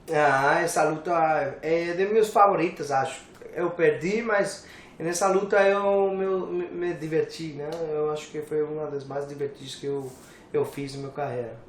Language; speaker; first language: Portuguese; non-native, learner; English